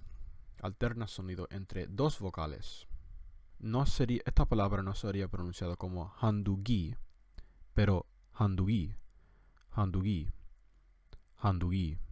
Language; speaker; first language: Spanish; non-native, fluent; English